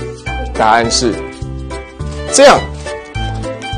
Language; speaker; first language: Chinese; native; Chinese